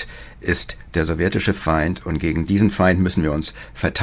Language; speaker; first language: German; native; German